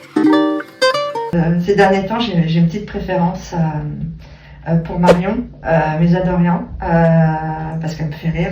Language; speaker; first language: French; native; French